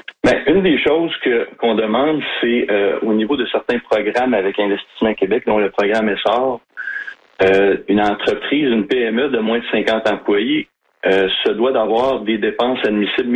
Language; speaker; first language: French; native; French